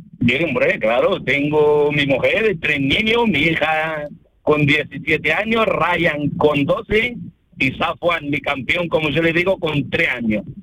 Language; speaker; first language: Spanish; early bilingual, other home language; Arabic